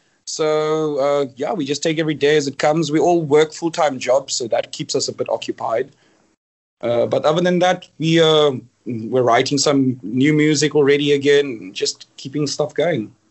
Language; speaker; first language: English; non-native, local second language; Afrikaans